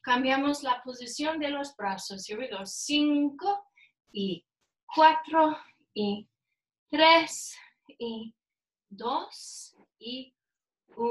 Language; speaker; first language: Spanish; non-native, learner; English